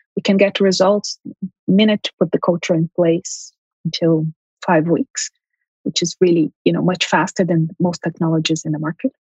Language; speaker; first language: English; early bilingual, heritage; Armenian